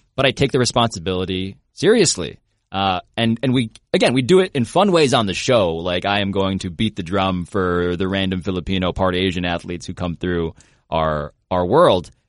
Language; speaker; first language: English; native; English